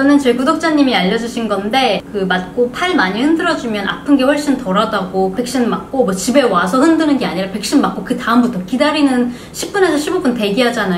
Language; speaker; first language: Korean; early bilingual, heritage; Korean